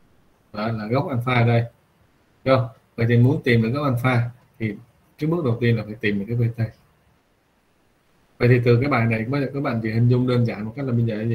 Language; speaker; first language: Vietnamese; native; Vietnamese